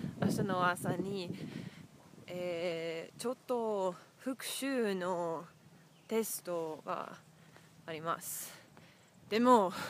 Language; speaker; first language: Japanese; non-native, learner; English